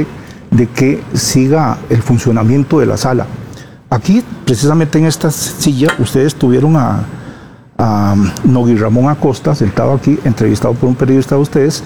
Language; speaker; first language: Spanish; native; Spanish